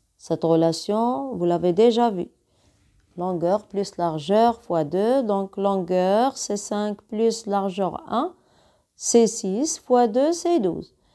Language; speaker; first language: French; non-native, local second language; Arabic